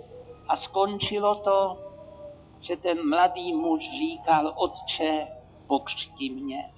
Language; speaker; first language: Czech; native; Czech